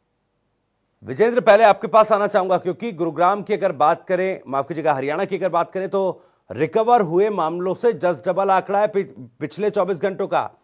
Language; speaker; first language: Hindi; native; Hindi